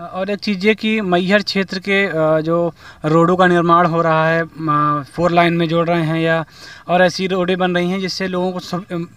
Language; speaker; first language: Hindi; native; Hindi